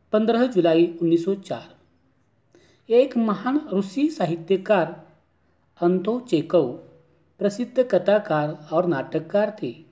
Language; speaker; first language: Hindi; non-native, local second language; Marathi